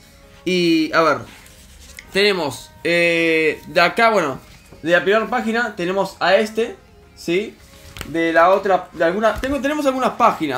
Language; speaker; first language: Spanish; native; Spanish